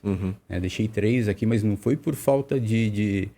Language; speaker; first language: Portuguese; native; Portuguese